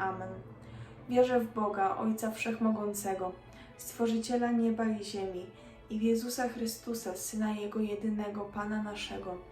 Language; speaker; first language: Polish; native; Polish